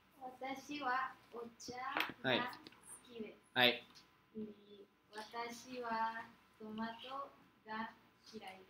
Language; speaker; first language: Japanese; non-native, learner; Spanish